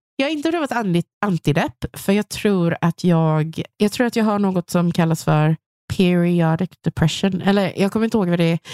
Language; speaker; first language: Swedish; native; Swedish